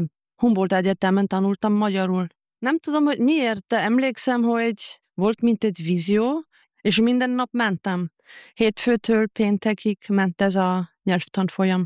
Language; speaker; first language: Hungarian; non-native, fluent; Japanese